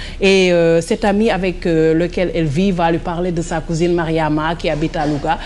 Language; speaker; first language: French; non-native, local second language; Wolof